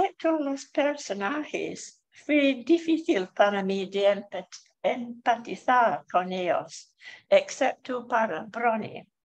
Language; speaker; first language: Spanish; non-native, fluent; English